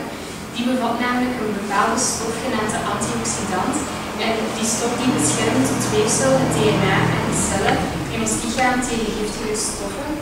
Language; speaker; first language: Dutch; native; Dutch